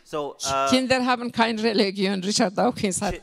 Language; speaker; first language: German; non-native, learner; Persian